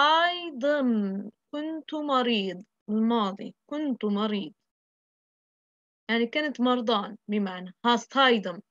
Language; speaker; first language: Arabic; native; Arabic